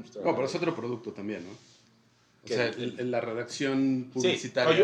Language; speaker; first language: Spanish; native; Spanish